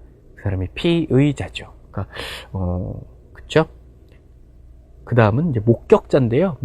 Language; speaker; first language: Korean; native; Korean